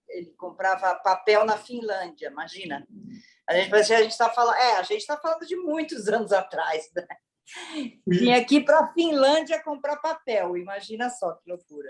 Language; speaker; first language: Portuguese; early bilingual, other home language; Italian